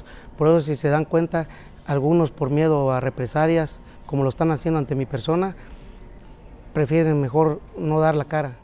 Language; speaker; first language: Spanish; native; Spanish